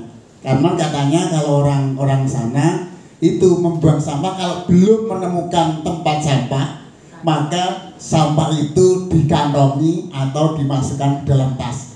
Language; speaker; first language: Indonesian; native; Indonesian